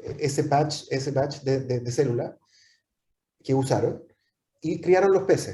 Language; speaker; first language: Spanish; native; Spanish